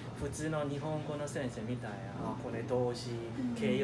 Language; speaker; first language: Japanese; non-native, fluent; Chinese